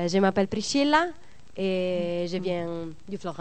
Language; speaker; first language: French; non-native, learner; Italian